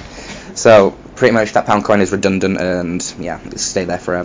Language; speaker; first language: English; native; English